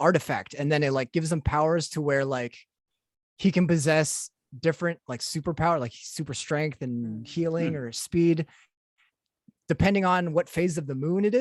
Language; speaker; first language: English; native; English